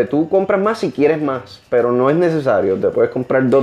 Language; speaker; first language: Spanish; native; Spanish